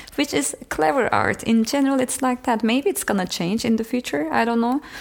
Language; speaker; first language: English; non-native, fluent; Turkish